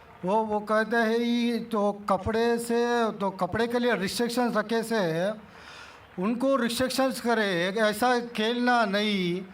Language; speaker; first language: Hindi; non-native, local second language; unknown